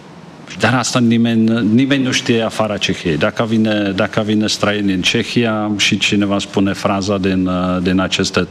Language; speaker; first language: Romanian; non-native, fluent; Czech